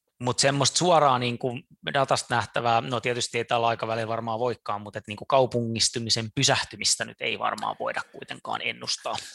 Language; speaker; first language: Finnish; native; Finnish